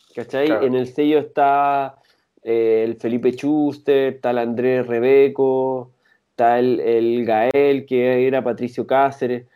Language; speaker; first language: Spanish; native; Spanish